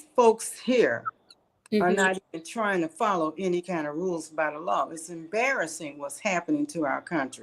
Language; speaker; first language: English; native; English